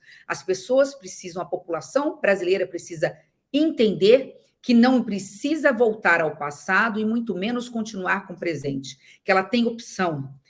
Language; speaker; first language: Portuguese; native; Portuguese